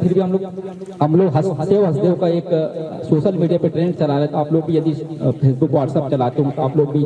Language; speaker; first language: Hindi; native; Hindi